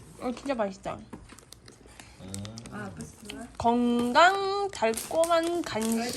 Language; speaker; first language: Korean; non-native, fluent; Russian